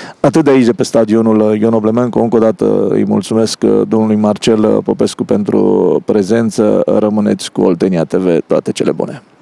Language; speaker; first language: Romanian; native; Romanian